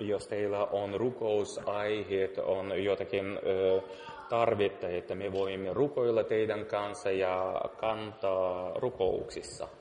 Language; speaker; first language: Finnish; non-native, learner; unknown